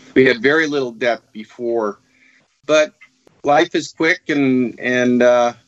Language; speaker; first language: English; native; English